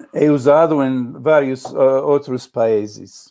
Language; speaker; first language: Portuguese; non-native, learner; English